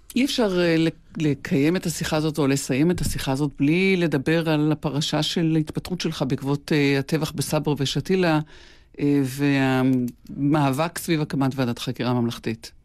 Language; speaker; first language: Hebrew; native; Hebrew